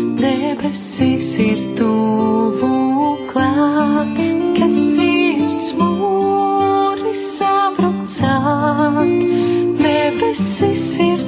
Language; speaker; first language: Latvian; native; Latvian